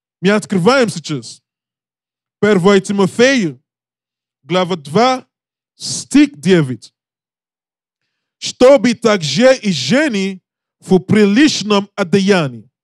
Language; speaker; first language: Russian; non-native, learner; English